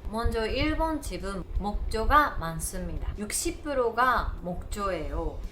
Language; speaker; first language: Korean; non-native, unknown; Japanese